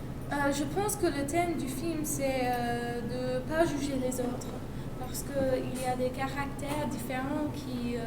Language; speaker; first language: French; non-native, learner; English